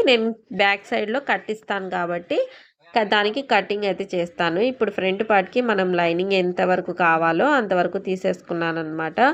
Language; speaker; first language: Telugu; non-native, local second language; Urdu